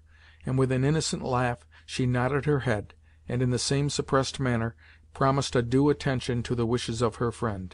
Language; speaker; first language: English; native; English